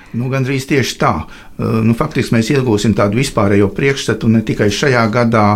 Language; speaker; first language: Latvian; native; Latvian